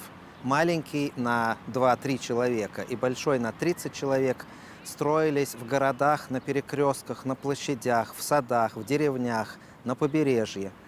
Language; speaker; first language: Russian; native; Russian